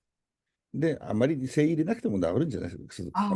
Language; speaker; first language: Japanese; native; Japanese